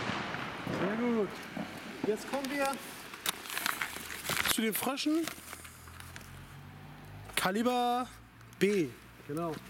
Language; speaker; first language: German; native; German